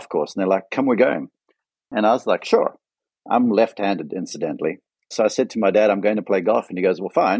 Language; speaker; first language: English; native; English